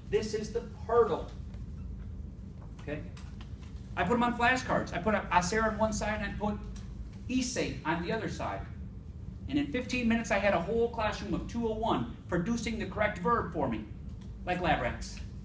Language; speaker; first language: English; native; English